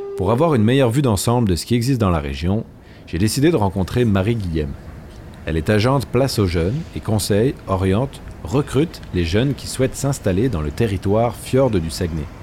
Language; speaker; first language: French; native; French